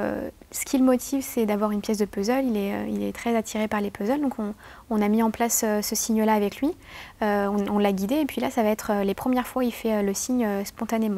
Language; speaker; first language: French; native; French